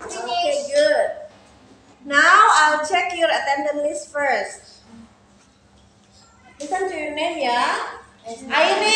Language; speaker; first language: English; non-native, learner; Indonesian